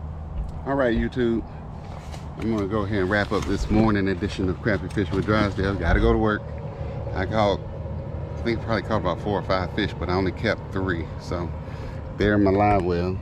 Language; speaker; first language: English; native; English